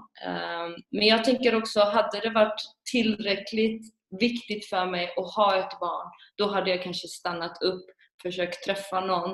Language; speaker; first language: Swedish; early bilingual, other home language; Persian